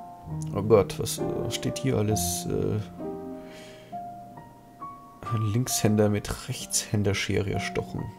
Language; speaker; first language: German; native; German